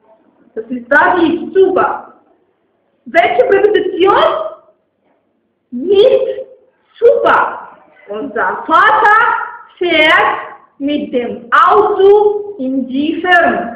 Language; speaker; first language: German; non-native, fluent; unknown